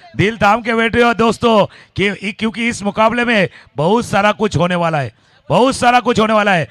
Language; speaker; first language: Hindi; non-native, local second language; Marathi